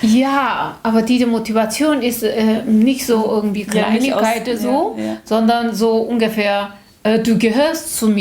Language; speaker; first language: German; non-native, learner; Korean